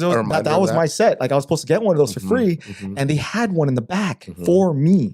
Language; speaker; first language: English; native; English